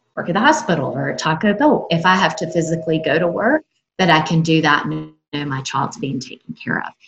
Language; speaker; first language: English; native; English